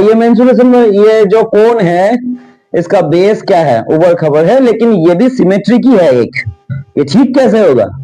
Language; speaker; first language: Hindi; non-native, local second language; Bangla